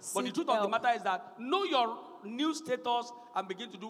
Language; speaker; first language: English; non-native, local second language; Yoruba